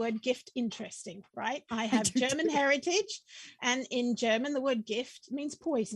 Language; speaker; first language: English; native; English